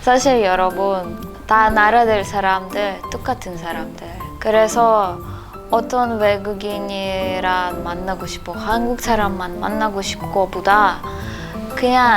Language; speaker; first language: Korean; non-native, learner; Russian